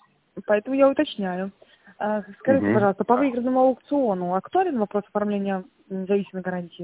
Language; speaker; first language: Russian; native; Russian